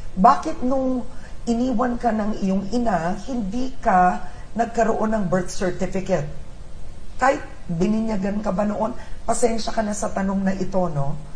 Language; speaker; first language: Filipino; native; Filipino